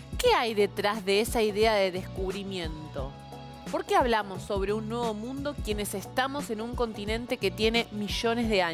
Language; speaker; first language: Spanish; native; Spanish